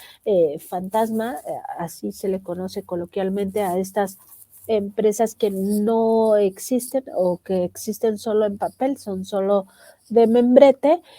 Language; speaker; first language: Spanish; native; Spanish